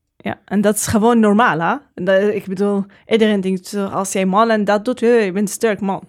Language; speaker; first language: Dutch; non-native, learner; Arabic